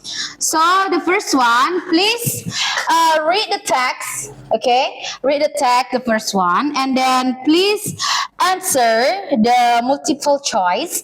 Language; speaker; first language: English; non-native, learner; Indonesian